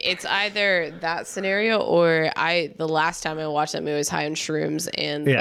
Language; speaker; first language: English; native; English